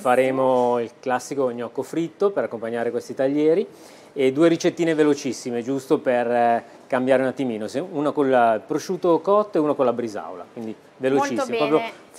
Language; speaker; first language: Italian; native; Italian